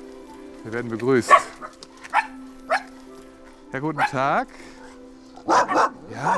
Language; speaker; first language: German; native; German